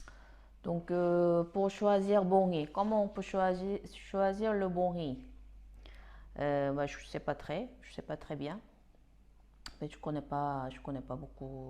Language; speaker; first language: French; non-native, fluent; Korean